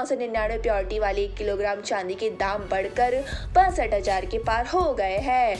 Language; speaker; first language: Hindi; native; Hindi